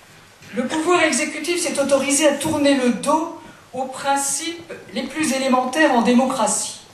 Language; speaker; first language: French; native; French